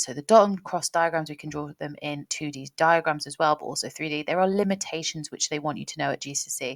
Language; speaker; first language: English; native; English